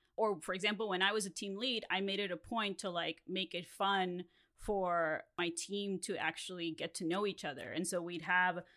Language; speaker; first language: English; non-native, fluent; Spanish